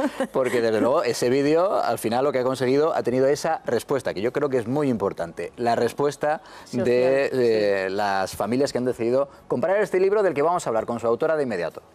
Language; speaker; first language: Spanish; native; Spanish